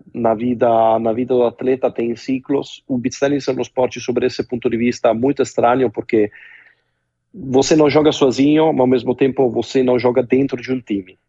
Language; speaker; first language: Portuguese; non-native, fluent; Italian